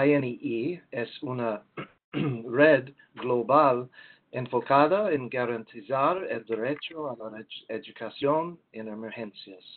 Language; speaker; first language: Spanish; non-native, learner; English